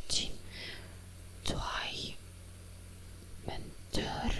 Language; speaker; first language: Albanian; non-native, learner; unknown